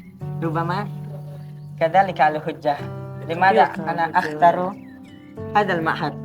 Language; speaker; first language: Arabic; non-native, learner; Indonesian